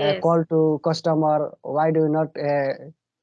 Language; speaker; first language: English; non-native, learner; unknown